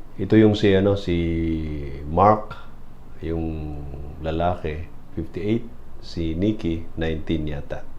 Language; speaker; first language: Filipino; non-native, local second language; Cebuano